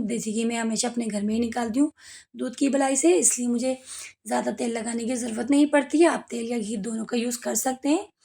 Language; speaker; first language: Hindi; native; Hindi